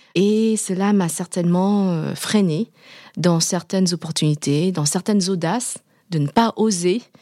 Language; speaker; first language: French; early bilingual, other home language; Vietnamese